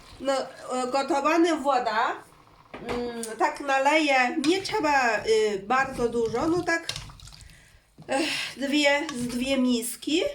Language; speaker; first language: Polish; non-native, learner; Chinese